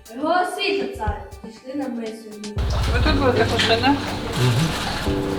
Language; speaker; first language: Ukrainian; native; Ukrainian